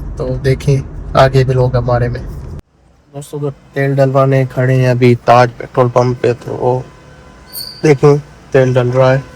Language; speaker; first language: Urdu; non-native, local second language; Sindhi